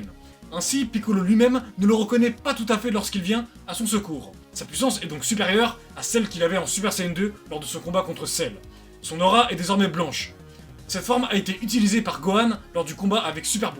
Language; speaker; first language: French; native; French